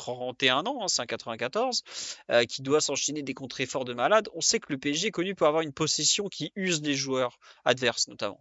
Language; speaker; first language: French; native; French